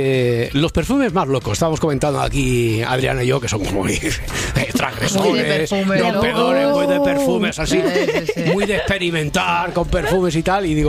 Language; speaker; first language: Spanish; native; Spanish